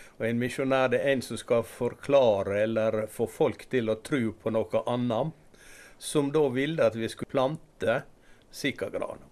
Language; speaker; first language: Norwegian; native; Norwegian